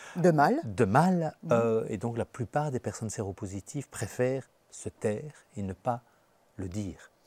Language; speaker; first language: French; native; French